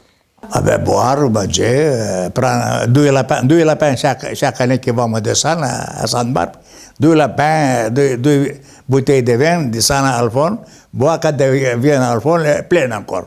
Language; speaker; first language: French; non-native, learner; Greek